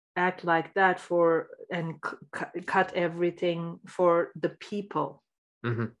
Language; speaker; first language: English; non-native, fluent; Turkish